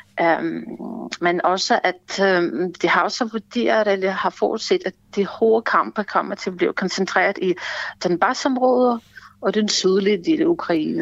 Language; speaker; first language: Danish; non-native, fluent; Ukrainian